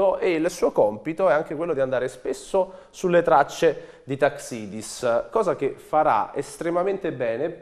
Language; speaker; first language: Italian; native; Italian